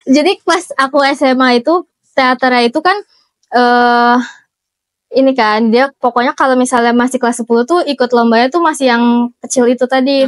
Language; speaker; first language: Indonesian; native; Indonesian